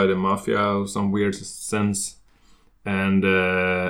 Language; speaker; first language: English; non-native, fluent; Swedish